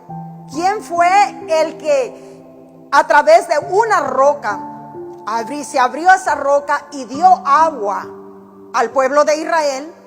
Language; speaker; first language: Spanish; native; Spanish